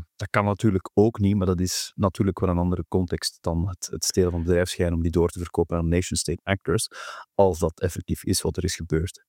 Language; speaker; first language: Dutch; native; Dutch